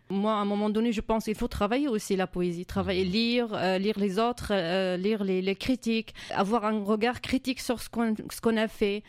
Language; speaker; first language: French; non-native, fluent; Arabic